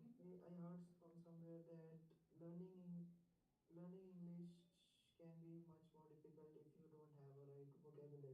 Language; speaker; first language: English; non-native, learner; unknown